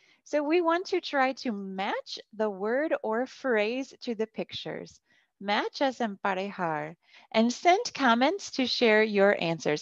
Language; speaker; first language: English; native; English